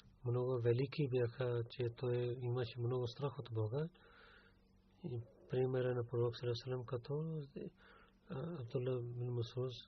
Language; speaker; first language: Bulgarian; non-native, learner; Urdu